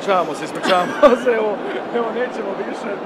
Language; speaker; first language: Croatian; native; Croatian